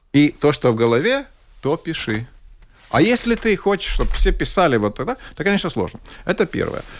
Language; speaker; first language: Russian; non-native, local second language; Latvian